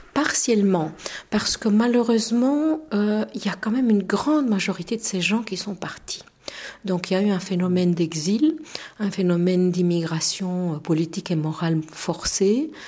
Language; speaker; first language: French; non-native, fluent; Romanian